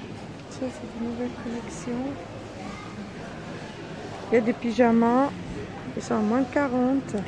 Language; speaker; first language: French; native; French